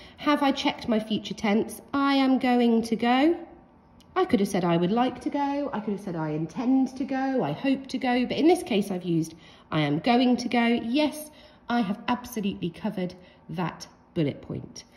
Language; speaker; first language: English; native; English